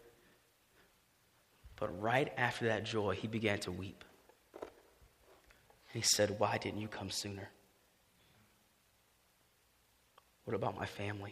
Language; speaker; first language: English; native; English